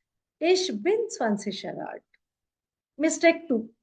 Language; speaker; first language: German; non-native, fluent; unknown